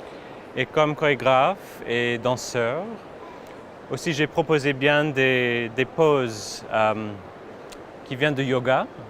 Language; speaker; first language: French; non-native, fluent; English